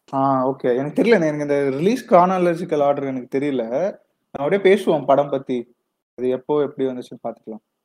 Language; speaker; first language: Tamil; native; Tamil